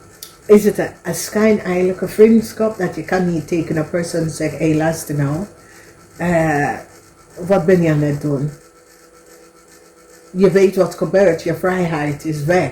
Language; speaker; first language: Dutch; non-native, learner; English